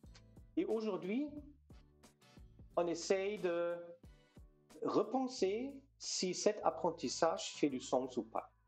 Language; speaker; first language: French; non-native, fluent; German